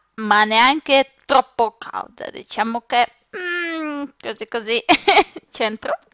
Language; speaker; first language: Italian; non-native, fluent; Serbian